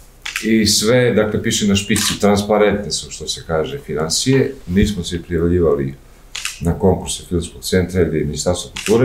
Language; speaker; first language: Croatian; native; Croatian